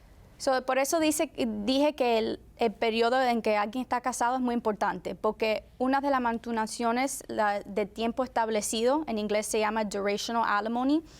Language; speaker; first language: Spanish; early bilingual, heritage; Spanish